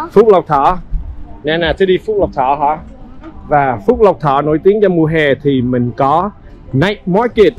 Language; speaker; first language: Vietnamese; early bilingual, heritage; Vietnamese